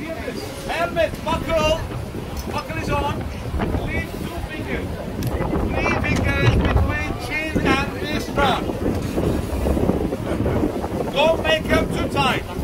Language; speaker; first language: English; non-native, fluent; Turkish